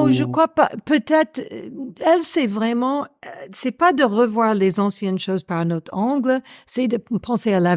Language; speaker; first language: French; non-native, fluent; English